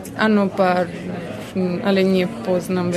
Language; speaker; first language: Slovak; early bilingual, heritage; Slovak